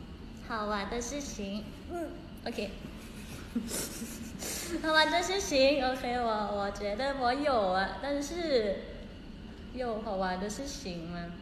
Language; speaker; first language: Chinese; non-native, learner; Thai